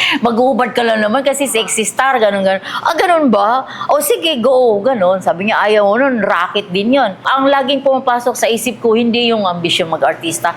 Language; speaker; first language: Filipino; non-native, local second language; Cebuano